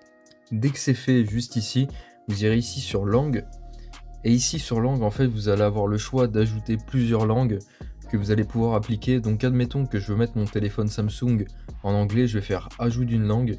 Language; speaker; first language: French; native; French